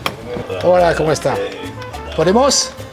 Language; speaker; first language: Spanish; non-native, learner; French